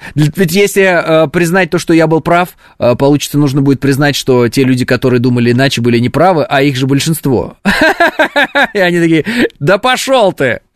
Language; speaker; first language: Russian; native; Russian